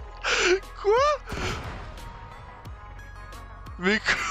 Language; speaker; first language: French; native; French